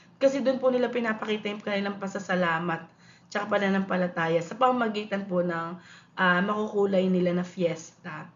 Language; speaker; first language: Filipino; non-native, local second language; Pampanga